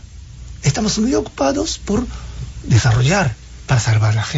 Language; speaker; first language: Spanish; non-native, fluent; Japanese